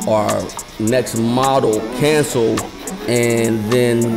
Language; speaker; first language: English; native; English